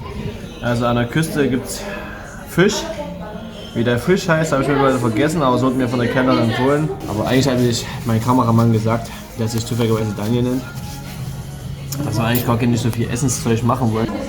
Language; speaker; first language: German; native; German